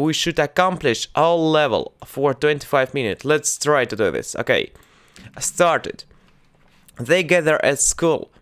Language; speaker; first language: English; non-native, learner; Russian